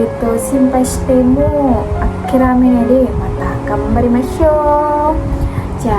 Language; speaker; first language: Japanese; non-native, learner; Indonesian